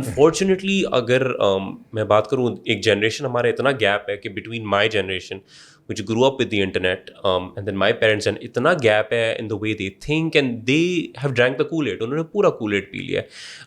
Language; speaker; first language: English; non-native, local second language; Urdu